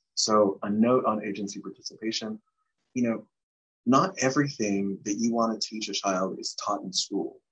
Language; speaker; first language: English; early bilingual, other home language; Spanish